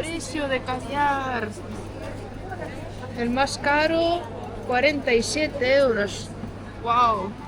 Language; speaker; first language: Spanish; non-native, fluent; Estonian